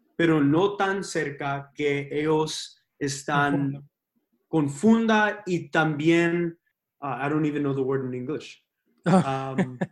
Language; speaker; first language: Spanish; early bilingual, heritage; Spanish